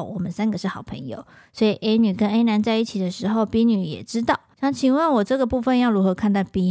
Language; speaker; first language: Chinese; native; Chinese